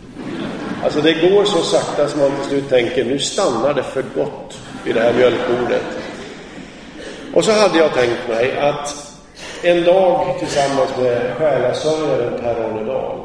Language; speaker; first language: Swedish; native; Swedish